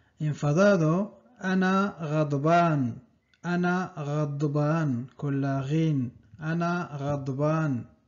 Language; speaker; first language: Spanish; non-native, fluent; Arabic